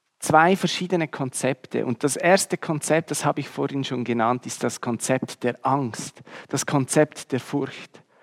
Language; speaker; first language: German; native; German